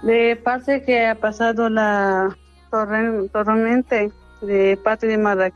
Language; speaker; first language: Spanish; non-native, fluent; Arabic